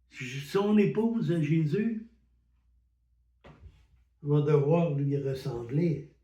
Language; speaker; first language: French; native; French